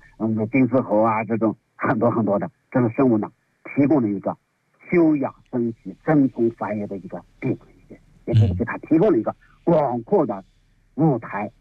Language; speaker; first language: Chinese; native; Chinese